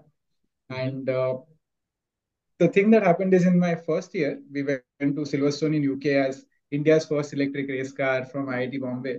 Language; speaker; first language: English; non-native, local second language; Marathi